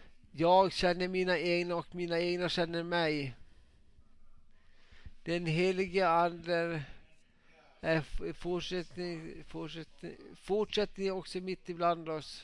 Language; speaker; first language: Swedish; non-native, local second language; Finnish